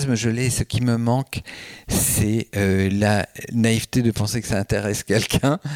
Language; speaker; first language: French; native; French